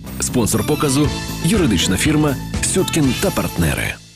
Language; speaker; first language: Ukrainian; native; Ukrainian